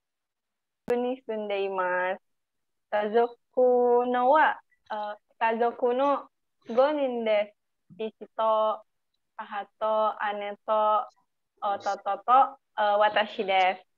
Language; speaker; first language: Japanese; non-native, learner; Indonesian